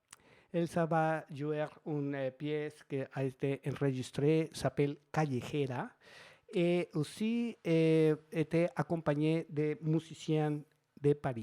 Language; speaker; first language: French; non-native, fluent; Spanish